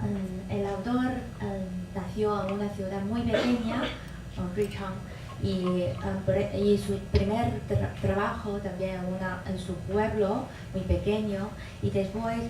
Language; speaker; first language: Spanish; non-native, fluent; Chinese